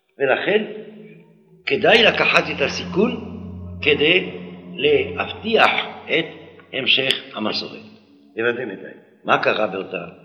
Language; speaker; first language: Hebrew; non-native, fluent; French